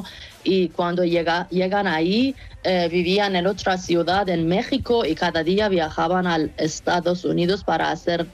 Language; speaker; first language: Spanish; non-native, fluent; Persian